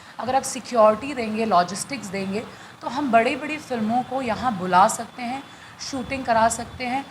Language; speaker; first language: Hindi; non-native, local second language; Bhojpuri